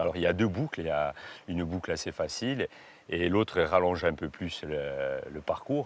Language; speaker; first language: French; native; French